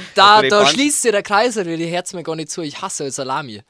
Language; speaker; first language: German; non-native, local second language; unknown